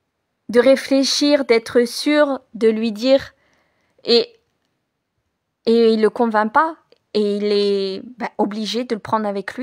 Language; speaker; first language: French; native; French